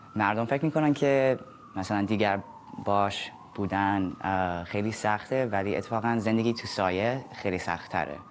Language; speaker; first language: Persian; non-native, learner; English